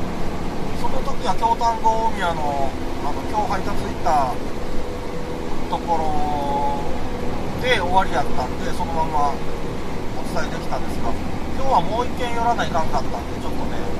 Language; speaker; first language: Japanese; native; Japanese